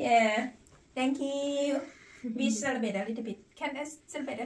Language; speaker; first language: English; non-native, learner; Thai